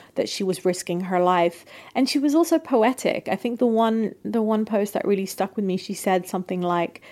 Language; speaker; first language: English; native; English